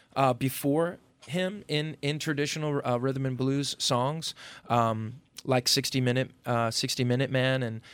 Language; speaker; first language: English; native; English